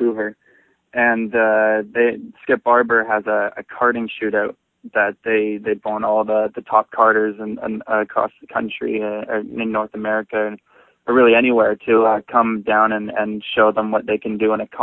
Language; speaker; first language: English; native; English